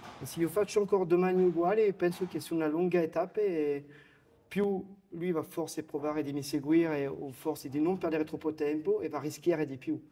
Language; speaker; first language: Italian; non-native, fluent; French